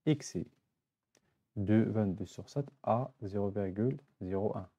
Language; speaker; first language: French; non-native, local second language; Arabic